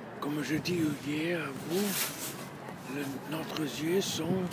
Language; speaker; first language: French; non-native, learner; Portuguese